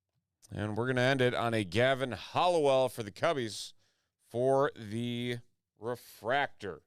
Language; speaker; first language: English; native; English